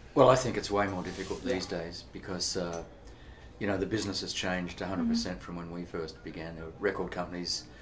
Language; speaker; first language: English; native; English